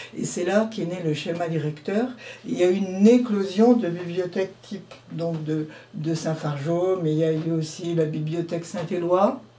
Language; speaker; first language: French; native; French